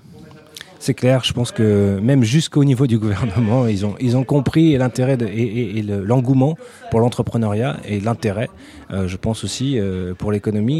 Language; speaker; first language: French; native; French